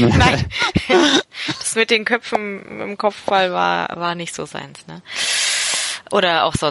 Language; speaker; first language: German; native; German